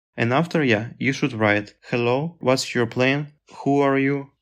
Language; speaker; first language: English; non-native, fluent; Russian